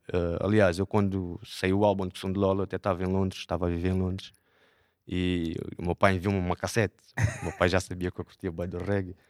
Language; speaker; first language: Portuguese; native; Portuguese